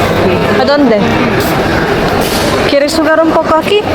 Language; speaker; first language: Spanish; non-native, fluent; Filipino